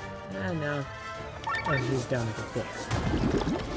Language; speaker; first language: English; native; English